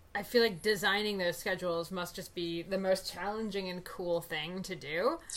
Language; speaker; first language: English; native; English